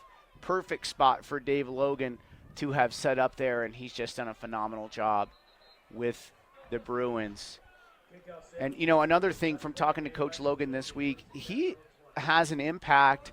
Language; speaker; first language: English; native; English